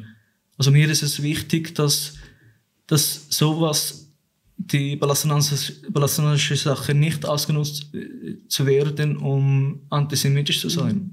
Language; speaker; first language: German; non-native, fluent; Arabic